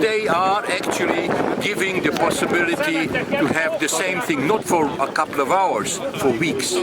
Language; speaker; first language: English; non-native, fluent; Hungarian